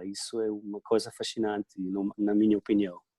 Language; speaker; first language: Portuguese; non-native, fluent; Slovenian